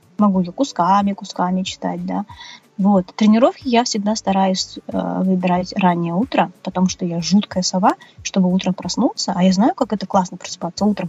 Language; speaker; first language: Russian; native; Russian